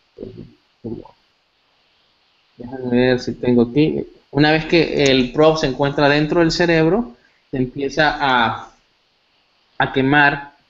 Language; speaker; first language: Spanish; native; Spanish